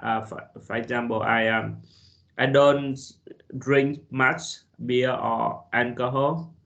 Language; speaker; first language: English; non-native, learner; Vietnamese